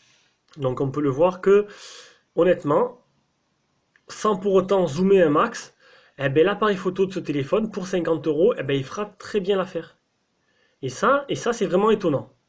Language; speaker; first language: French; native; French